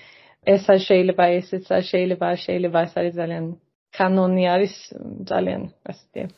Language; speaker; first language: Georgian; early bilingual, heritage; Georgian